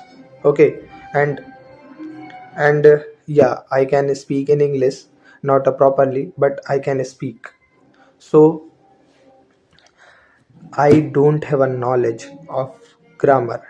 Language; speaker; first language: English; non-native, learner; Hindi